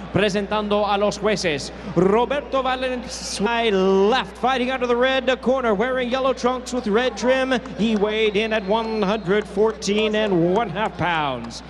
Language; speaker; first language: English; early bilingual, other home language; Spanish